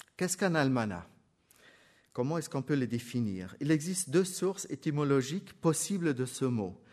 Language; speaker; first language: French; non-native, fluent; German